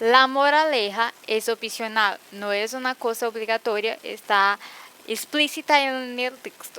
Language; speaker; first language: Spanish; non-native, fluent; Portuguese